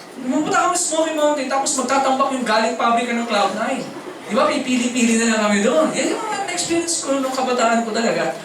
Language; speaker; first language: Filipino; native; Filipino